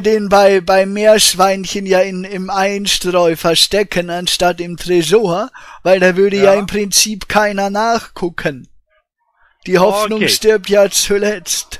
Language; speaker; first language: German; native; German